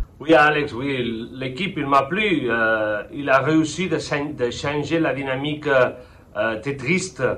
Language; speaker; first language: French; non-native, fluent; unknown